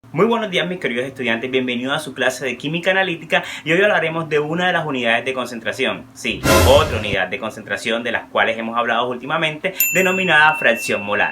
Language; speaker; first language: Spanish; native; Spanish